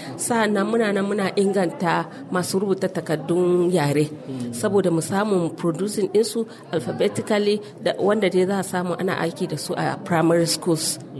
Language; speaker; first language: Hausa; non-native, local second language; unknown